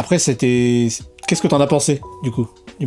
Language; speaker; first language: French; native; French